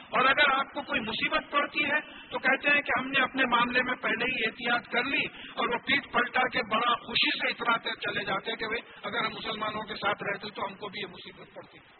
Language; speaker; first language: Urdu; native; Urdu